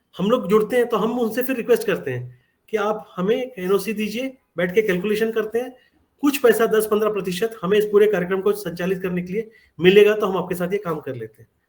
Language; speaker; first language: Hindi; native; Hindi